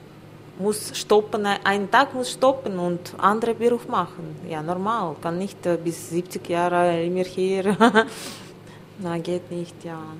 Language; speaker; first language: German; non-native, learner; Russian